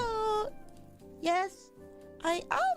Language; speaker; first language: English; non-native, fluent; Italian